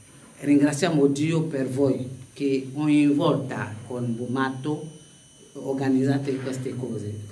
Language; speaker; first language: Italian; non-native, fluent; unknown